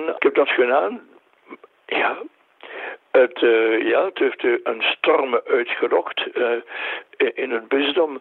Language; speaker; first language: Dutch; non-native, local second language; French